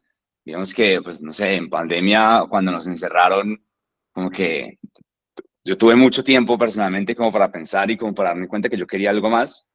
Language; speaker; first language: Spanish; native; Spanish